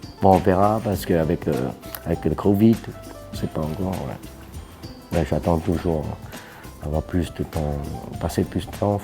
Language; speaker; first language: French; non-native, fluent; Cantonese